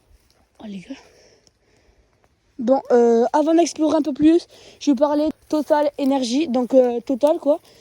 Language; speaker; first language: French; native; French